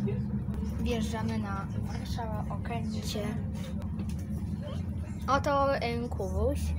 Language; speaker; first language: Polish; native; Polish